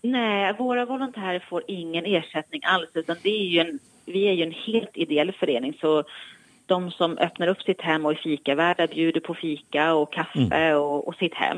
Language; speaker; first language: Swedish; native; Swedish